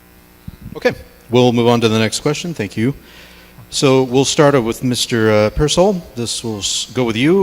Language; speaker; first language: English; native; English